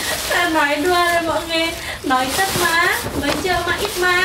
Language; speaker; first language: Vietnamese; non-native, learner; Javanese